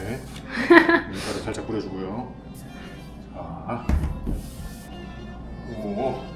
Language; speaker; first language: Korean; native; Korean